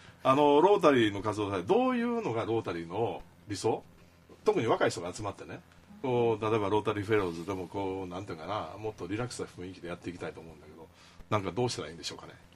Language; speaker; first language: Japanese; native; Japanese